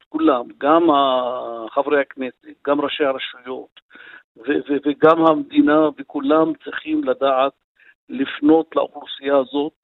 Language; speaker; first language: Hebrew; non-native, local second language; Arabic